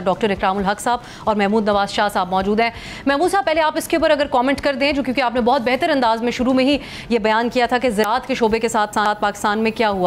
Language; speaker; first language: Urdu; native; Urdu